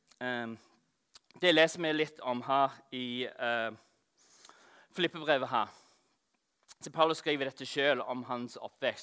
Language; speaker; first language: Norwegian; non-native, fluent; English